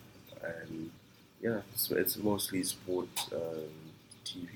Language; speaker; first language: English; non-native, local second language; Shona